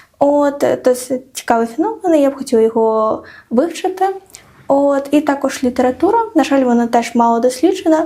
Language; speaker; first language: Ukrainian; non-native, local second language; Crimean Tatar